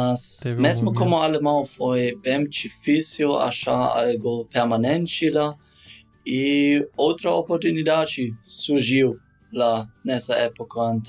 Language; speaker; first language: Portuguese; non-native, learner; German